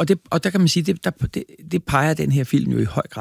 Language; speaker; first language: Danish; native; Danish